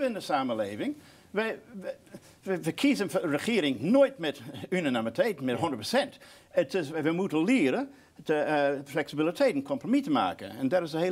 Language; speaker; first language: Dutch; non-native, fluent; English